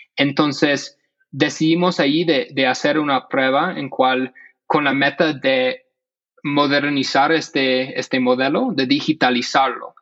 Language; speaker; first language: Spanish; non-native, fluent; English